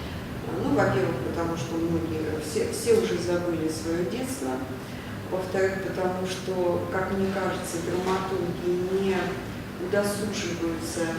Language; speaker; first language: Russian; native; Russian